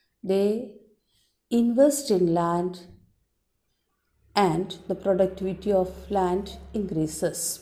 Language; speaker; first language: English; non-native, local second language; Malayalam